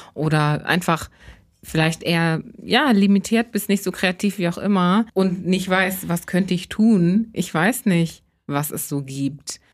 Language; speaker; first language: German; early bilingual, other home language; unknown